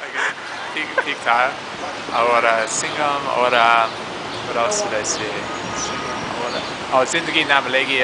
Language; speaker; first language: Hindi; non-native, learner; English